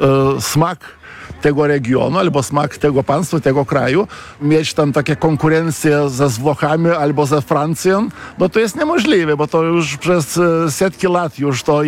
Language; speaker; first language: Polish; non-native, fluent; Lithuanian